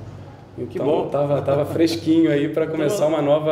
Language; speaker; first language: Portuguese; native; Portuguese